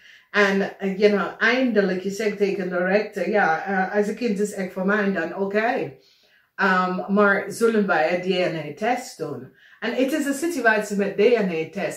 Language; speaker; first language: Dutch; non-native, fluent; English